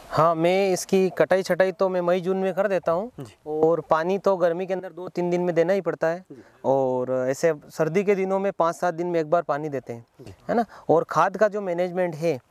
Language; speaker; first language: Hindi; native; Hindi